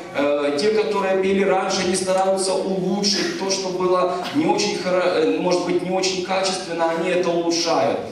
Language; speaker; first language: Russian; native; Russian